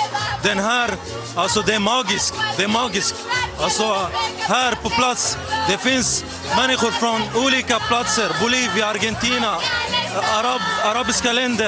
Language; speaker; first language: Swedish; non-native, learner; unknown